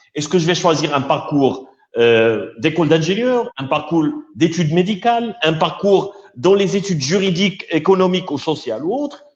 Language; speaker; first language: French; non-native, local second language; Arabic